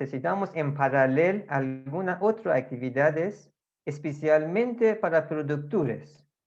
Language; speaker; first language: Spanish; non-native, fluent; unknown